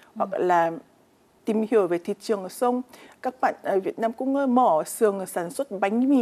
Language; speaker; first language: Vietnamese; non-native, fluent; Korean